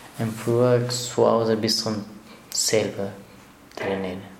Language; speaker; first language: German; non-native, learner; Persian